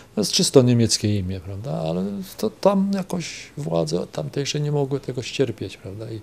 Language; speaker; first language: Polish; non-native, local second language; German